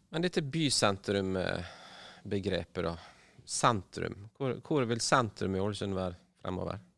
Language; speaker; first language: Norwegian; native; Norwegian